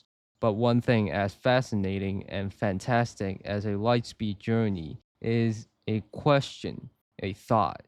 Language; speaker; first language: English; native; English